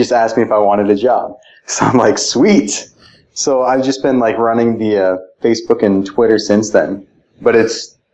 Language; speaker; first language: English; native; English